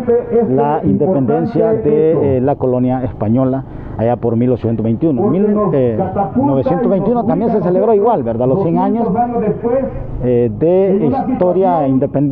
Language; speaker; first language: Spanish; native; Spanish